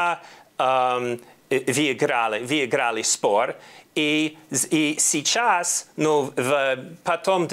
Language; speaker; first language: Russian; non-native, learner; English